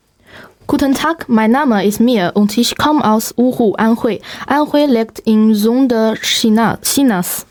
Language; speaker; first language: German; non-native, learner; Chinese